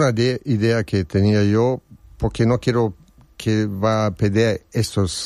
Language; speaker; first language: Spanish; non-native, learner; German